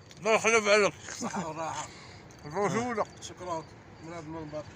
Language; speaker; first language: Arabic; native; Arabic